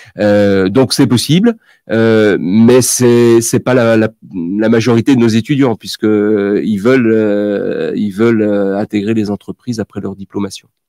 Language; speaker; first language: French; native; French